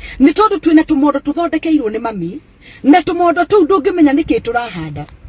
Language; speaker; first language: Kikuyu; native; Kikuyu